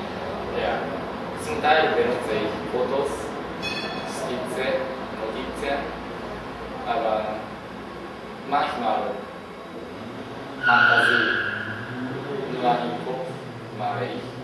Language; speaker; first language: German; non-native, learner; Japanese